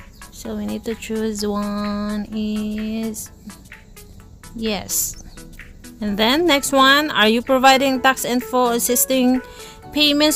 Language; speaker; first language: English; non-native, local second language; Filipino